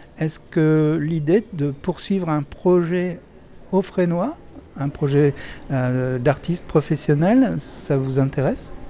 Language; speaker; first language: French; native; French